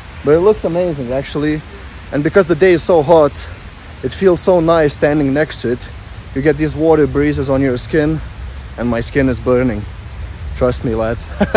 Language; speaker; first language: English; non-native, fluent; Lithuanian